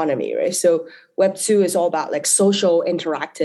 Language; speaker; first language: English; non-native, local second language; Cantonese